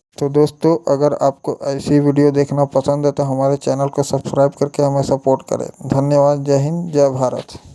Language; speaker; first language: Hindi; native; Hindi